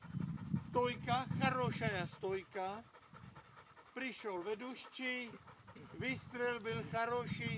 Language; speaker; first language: Russian; non-native, learner; Czech